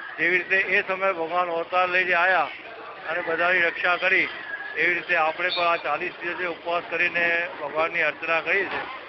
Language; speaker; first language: Gujarati; non-native, local second language; Sindhi